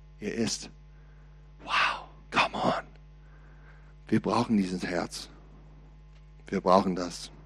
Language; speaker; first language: German; non-native, learner; English